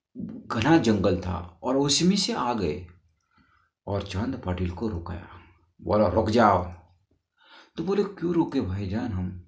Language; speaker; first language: Hindi; non-native, local second language; Marathi